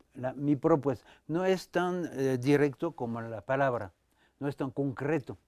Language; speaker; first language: Spanish; non-native, fluent; French